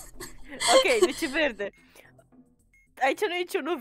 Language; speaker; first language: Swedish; non-native, learner; Romanian